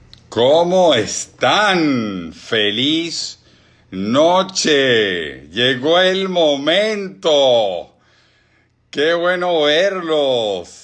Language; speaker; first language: Spanish; native; Spanish